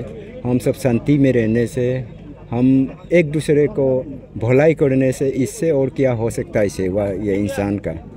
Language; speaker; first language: Hindi; non-native, local second language; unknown